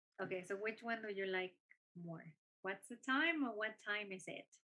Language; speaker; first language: English; non-native, fluent; Spanish